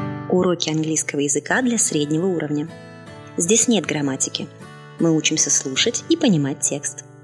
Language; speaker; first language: Russian; native; Russian